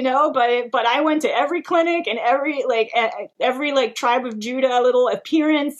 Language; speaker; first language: English; non-native, fluent; Hebrew